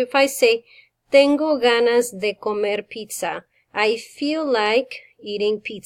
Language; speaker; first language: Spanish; non-native, fluent; English